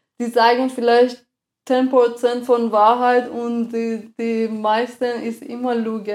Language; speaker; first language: German; non-native, fluent; Persian